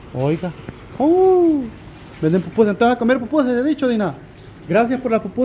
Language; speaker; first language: Spanish; native; Spanish